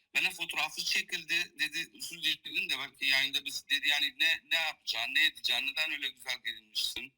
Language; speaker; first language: Turkish; non-native, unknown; Kurdish